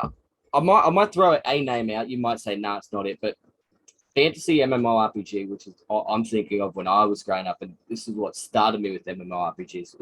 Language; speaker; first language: English; native; English